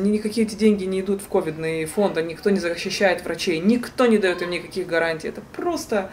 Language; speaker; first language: Russian; native; Russian